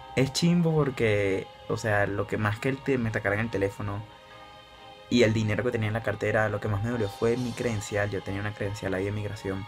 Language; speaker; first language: Spanish; native; Spanish